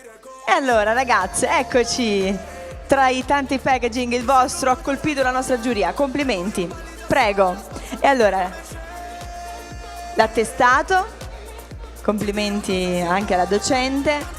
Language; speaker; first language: Italian; native; Italian